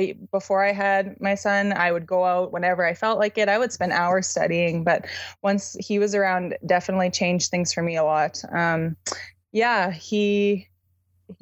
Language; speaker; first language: English; native; English